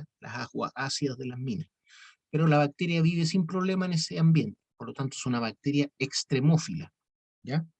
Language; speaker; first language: Spanish; native; Spanish